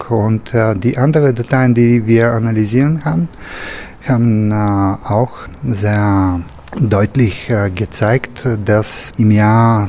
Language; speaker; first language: German; non-native, fluent; Bulgarian